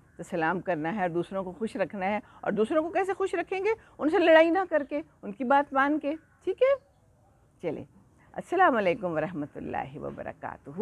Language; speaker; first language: Urdu; native; Urdu